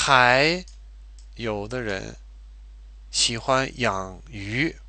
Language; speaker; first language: Chinese; non-native, fluent; English